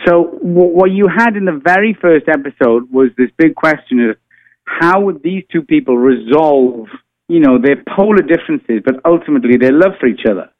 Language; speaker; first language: English; native; English